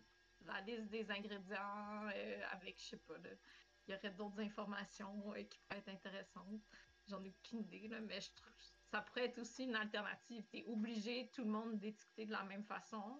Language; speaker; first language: French; native; French